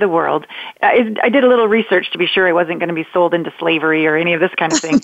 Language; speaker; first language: English; native; English